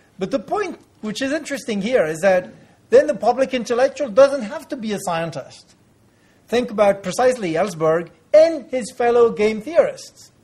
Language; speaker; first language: English; non-native, fluent; French